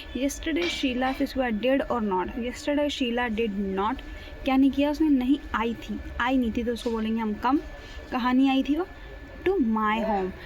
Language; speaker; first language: Hindi; native; Hindi